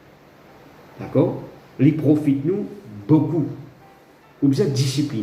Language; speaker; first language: French; non-native, local second language; Morisyen